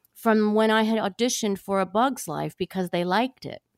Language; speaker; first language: English; native; English